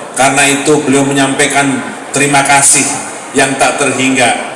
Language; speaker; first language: Indonesian; native; Indonesian